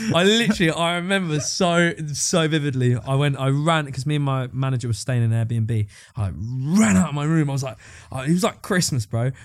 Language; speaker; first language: English; native; English